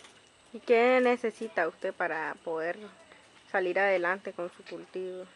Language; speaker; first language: Spanish; native; Spanish